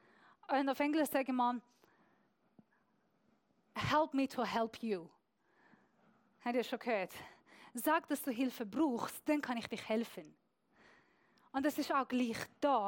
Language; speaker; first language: German; non-native, fluent; Persian